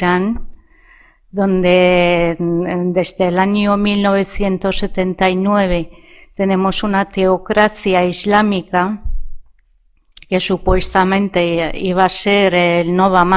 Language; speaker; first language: Spanish; non-native, fluent; Persian